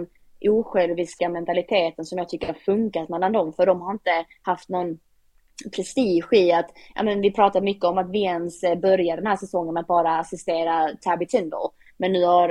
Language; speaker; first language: Swedish; native; Swedish